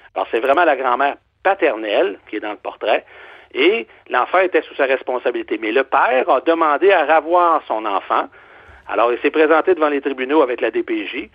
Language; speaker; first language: French; native; French